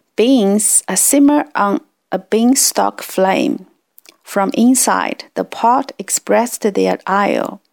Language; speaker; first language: English; non-native, fluent; Chinese